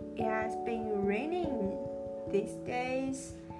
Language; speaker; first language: English; non-native, fluent; Chinese